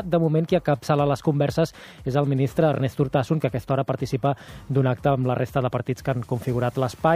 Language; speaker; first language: Catalan; native; Catalan